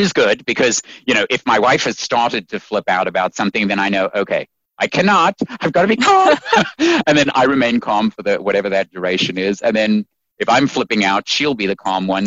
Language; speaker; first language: English; native; English